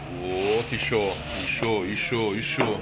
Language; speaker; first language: Russian; non-native, learner; Turkish